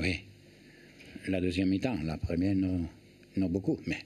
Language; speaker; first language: French; non-native, learner; Italian